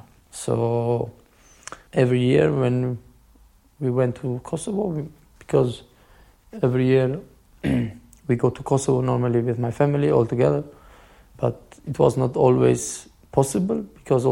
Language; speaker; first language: English; non-native, fluent; Albanian